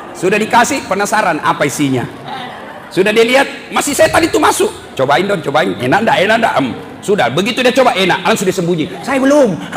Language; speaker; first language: Indonesian; non-native, local second language; Buginese